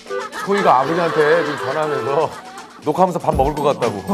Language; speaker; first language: Korean; native; Korean